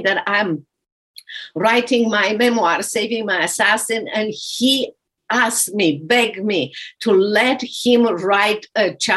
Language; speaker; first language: English; non-native, fluent; Romanian